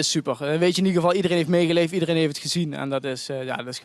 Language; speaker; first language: Dutch; native; Dutch